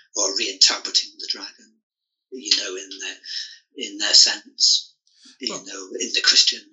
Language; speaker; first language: English; native; English